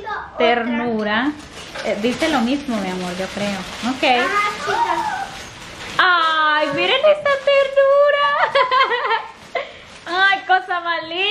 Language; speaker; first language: Spanish; native; Spanish